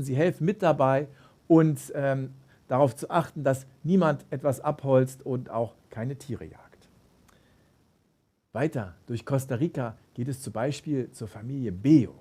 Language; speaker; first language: German; native; German